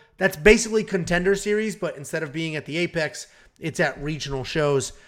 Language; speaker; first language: English; native; English